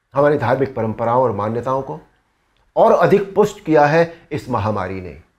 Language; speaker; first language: Hindi; native; Hindi